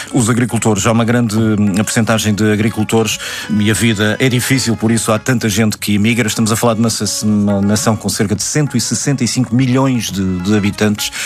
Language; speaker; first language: Portuguese; native; Portuguese